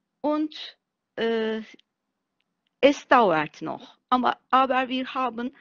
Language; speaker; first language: German; non-native, fluent; Turkish